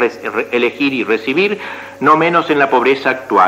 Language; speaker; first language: Spanish; native; Spanish